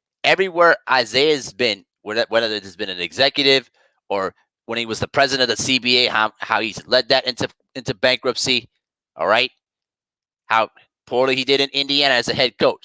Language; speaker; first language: English; native; English